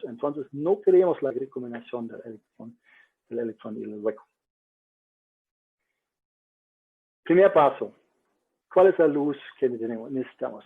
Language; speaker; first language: Spanish; non-native, learner; German